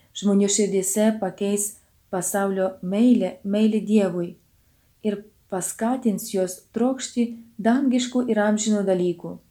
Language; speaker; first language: Lithuanian; non-native, fluent; Ukrainian